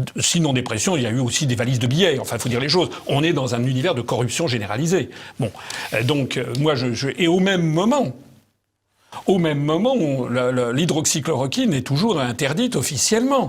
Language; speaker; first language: French; native; French